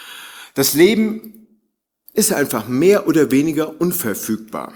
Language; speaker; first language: German; native; German